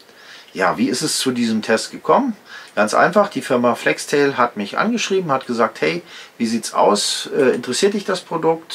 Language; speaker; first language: German; native; German